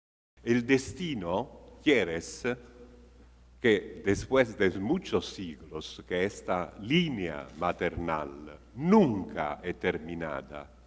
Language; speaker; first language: Spanish; non-native, fluent; Italian